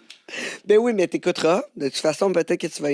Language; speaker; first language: French; native; French